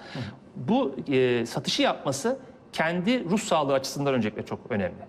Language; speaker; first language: Turkish; native; Turkish